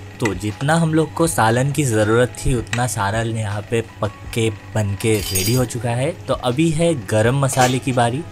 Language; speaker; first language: Hindi; native; Hindi